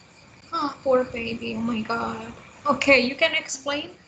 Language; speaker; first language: English; non-native, fluent; Indonesian